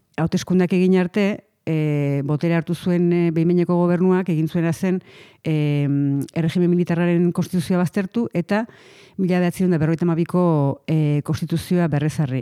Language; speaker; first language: Basque; native; Basque